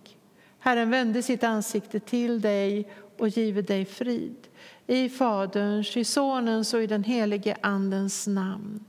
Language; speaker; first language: Swedish; native; Swedish